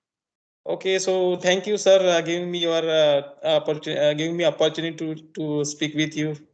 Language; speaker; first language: English; non-native, learner; Marathi